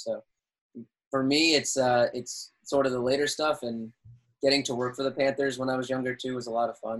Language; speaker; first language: English; native; English